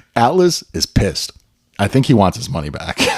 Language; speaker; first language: English; native; English